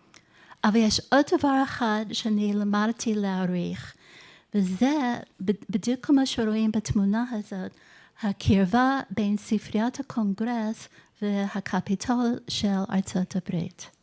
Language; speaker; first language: Hebrew; non-native, fluent; English